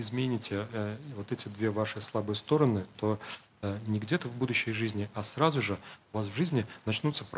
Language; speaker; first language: Russian; native; Russian